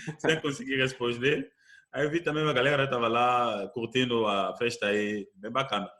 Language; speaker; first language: Portuguese; non-native, fluent; French